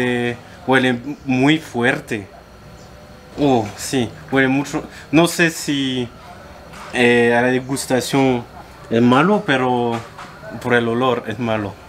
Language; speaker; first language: Spanish; non-native, learner; French